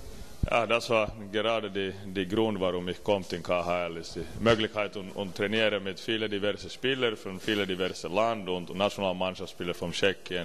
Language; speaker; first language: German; non-native, learner; Finnish